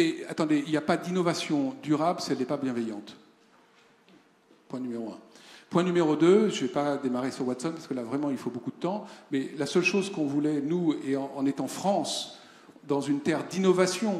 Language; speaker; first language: French; native; French